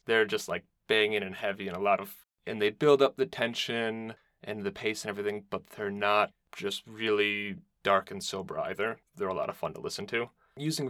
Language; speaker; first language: English; native; English